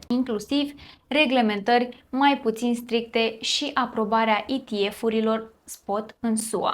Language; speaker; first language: Romanian; native; Romanian